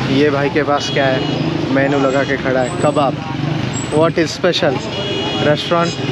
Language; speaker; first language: Hindi; non-native, local second language; Marathi